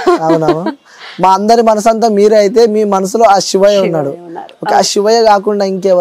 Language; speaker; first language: Telugu; native; Telugu